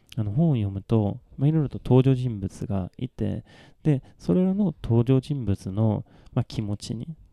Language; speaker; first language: Japanese; non-native, fluent; Swedish